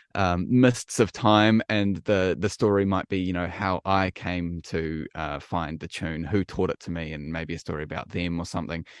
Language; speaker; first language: English; native; English